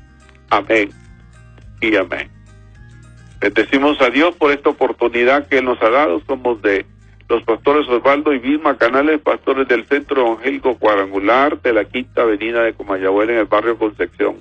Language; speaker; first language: Spanish; native; Spanish